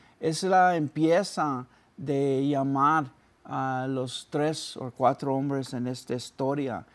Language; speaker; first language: Spanish; early bilingual, heritage; Spanish